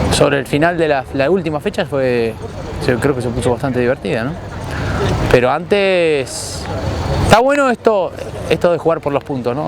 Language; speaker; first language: Spanish; native; Spanish